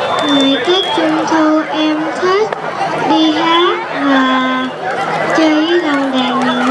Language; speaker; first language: Vietnamese; early bilingual, heritage; Vietnamese